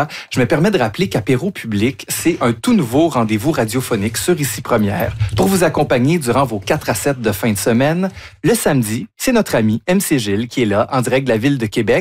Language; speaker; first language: French; native; French